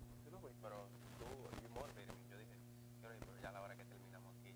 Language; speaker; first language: Spanish; early bilingual, heritage; Spanish